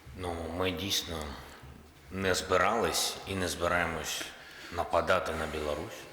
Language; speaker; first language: Ukrainian; non-native, local second language; Russian